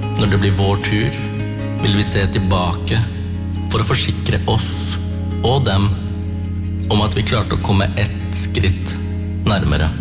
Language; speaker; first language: Norwegian; early bilingual, other home language; Tamil